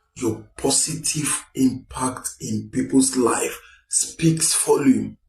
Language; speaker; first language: English; non-native, local second language; Yoruba